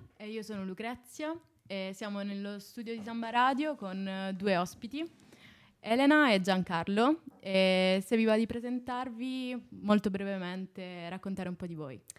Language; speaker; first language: Italian; native; Italian